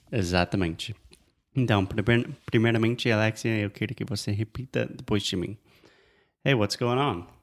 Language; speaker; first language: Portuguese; non-native, fluent; English